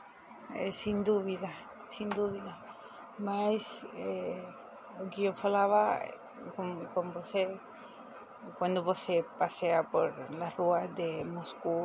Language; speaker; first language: Portuguese; non-native, fluent; Spanish